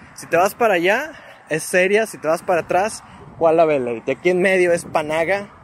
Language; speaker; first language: Spanish; native; Spanish